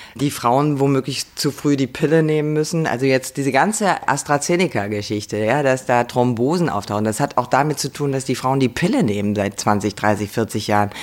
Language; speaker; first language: German; native; German